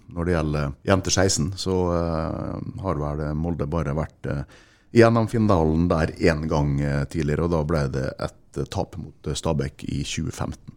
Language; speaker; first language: Norwegian; native; Norwegian